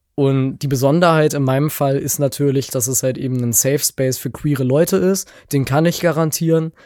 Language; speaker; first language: German; native; German